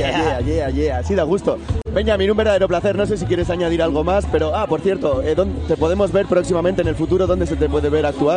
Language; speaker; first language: Spanish; native; Spanish